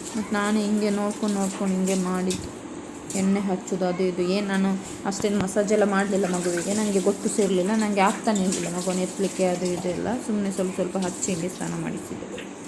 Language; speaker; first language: Kannada; non-native, local second language; Tulu